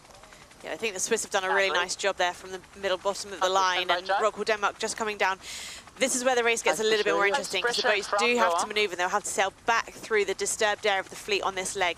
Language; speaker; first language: English; native; English